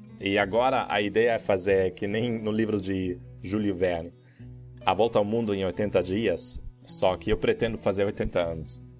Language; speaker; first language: Portuguese; non-native, fluent; German